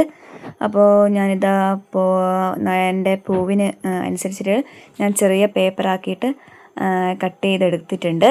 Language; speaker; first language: Malayalam; native; Malayalam